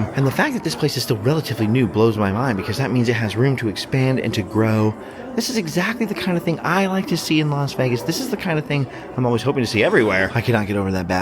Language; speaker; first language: English; native; English